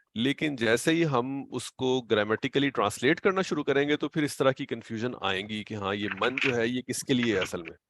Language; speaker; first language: Urdu; native; Urdu